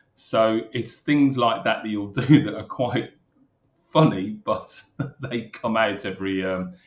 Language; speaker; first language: English; native; English